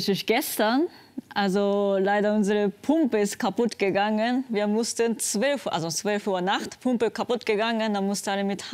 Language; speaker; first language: German; non-native, learner; Japanese